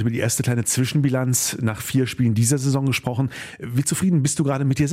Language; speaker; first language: German; native; German